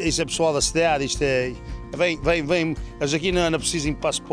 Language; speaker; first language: Portuguese; native; Portuguese